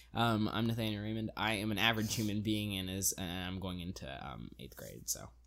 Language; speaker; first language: English; early bilingual, other home language; Hindi